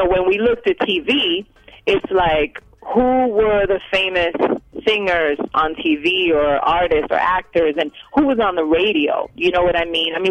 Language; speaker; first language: English; native; English